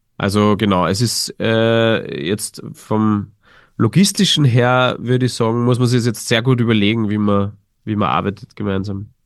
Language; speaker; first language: German; native; German